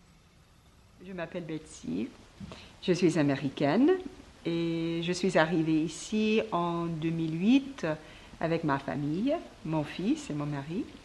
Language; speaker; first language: French; non-native, learner; English